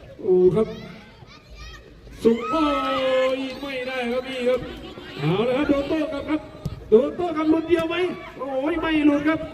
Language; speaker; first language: Thai; native; Thai